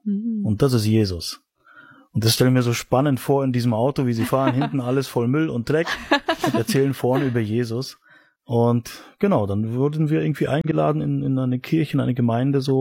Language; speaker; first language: German; native; German